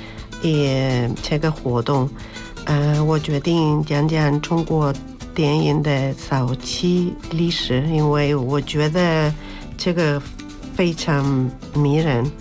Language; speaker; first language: Chinese; non-native, fluent; Spanish